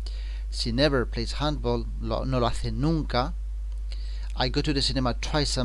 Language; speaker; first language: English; non-native, fluent; Spanish